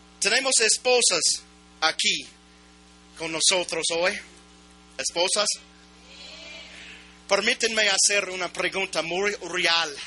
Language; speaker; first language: Spanish; non-native, learner; English